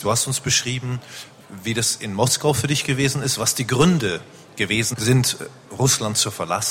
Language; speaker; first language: German; native; German